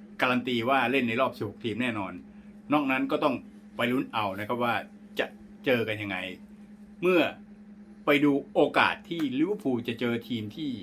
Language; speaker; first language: Thai; native; Thai